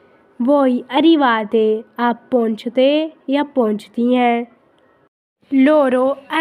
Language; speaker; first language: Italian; non-native, fluent; Urdu